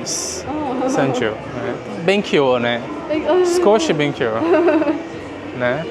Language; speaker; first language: Japanese; non-native, learner; Portuguese